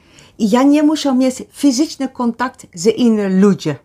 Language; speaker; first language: Polish; non-native, learner; Dutch